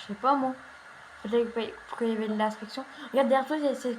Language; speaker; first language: French; native; French